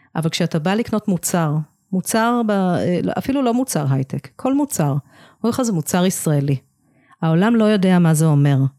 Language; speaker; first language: Hebrew; early bilingual, other home language; English